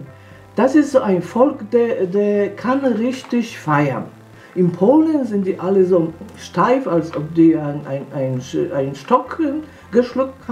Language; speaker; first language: German; non-native, fluent; Polish